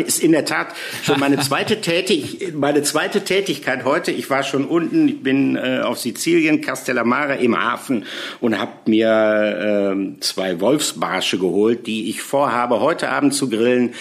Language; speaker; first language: German; native; German